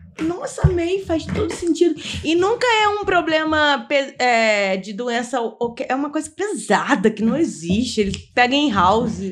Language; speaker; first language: Portuguese; native; Portuguese